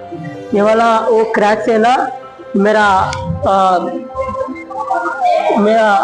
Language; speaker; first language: Hindi; non-native, local second language; Telugu